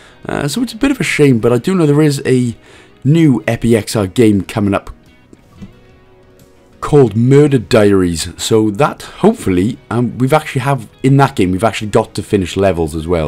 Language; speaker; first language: English; native; English